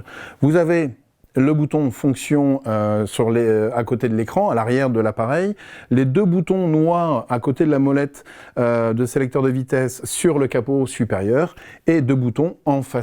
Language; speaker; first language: French; native; French